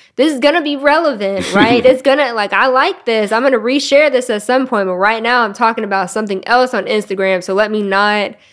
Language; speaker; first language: English; native; English